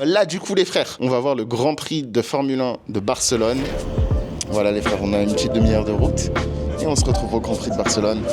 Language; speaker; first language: French; native; French